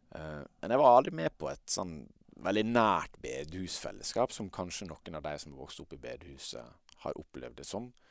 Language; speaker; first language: Norwegian; native; Norwegian